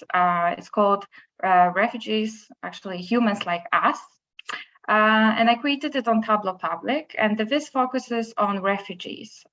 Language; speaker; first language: English; non-native, fluent; Polish